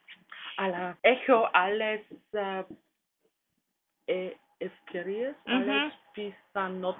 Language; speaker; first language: Greek; non-native, learner; German